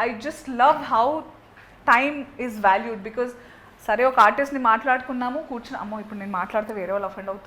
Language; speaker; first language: Telugu; native; Telugu